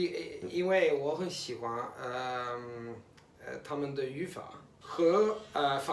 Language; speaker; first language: Chinese; non-native, fluent; Italian